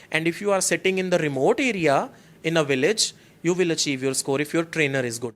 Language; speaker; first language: English; non-native, local second language; Punjabi